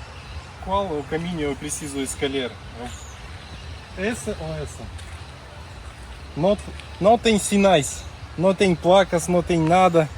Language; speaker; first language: Portuguese; non-native, learner; Russian